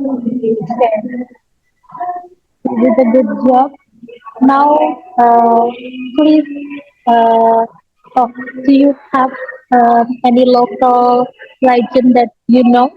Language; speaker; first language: English; non-native, learner; Indonesian